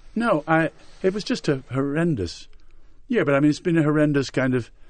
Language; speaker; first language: English; native; English